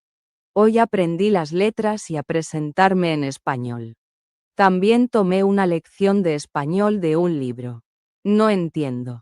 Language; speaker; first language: Spanish; non-native, learner; Arabic